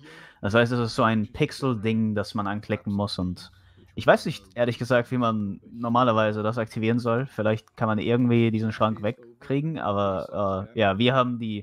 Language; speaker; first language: German; native; German